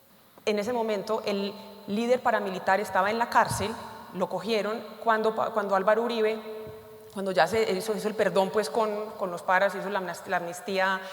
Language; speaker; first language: Spanish; native; Spanish